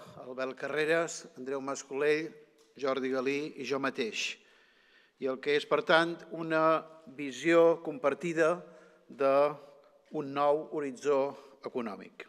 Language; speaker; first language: Catalan; native; Catalan